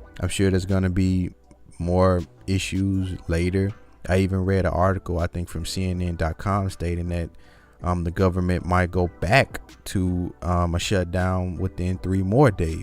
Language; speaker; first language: English; native; English